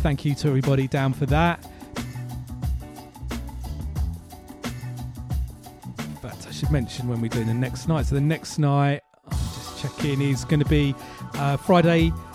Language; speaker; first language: English; native; English